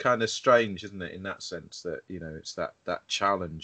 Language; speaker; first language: English; native; English